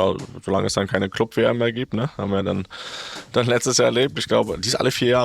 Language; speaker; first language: German; native; German